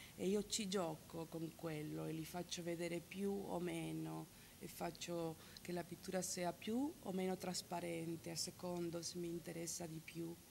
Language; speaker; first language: Italian; non-native, fluent; Spanish